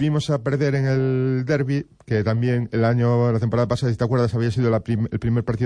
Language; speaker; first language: Spanish; native; Spanish